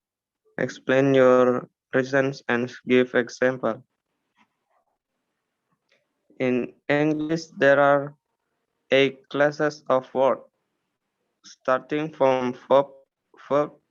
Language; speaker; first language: English; non-native, learner; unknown